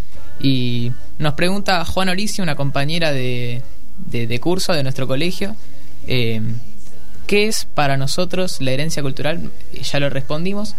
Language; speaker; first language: Spanish; native; Spanish